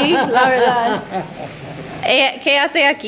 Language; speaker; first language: Spanish; non-native, learner; English